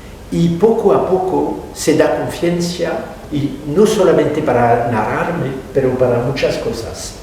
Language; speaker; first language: Spanish; non-native, fluent; French